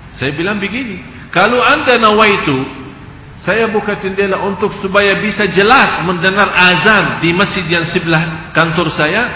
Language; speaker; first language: Indonesian; non-native, fluent; Arabic